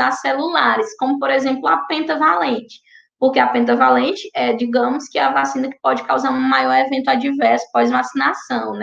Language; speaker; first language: Portuguese; native; Portuguese